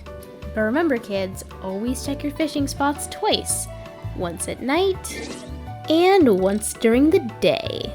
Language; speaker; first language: English; native; English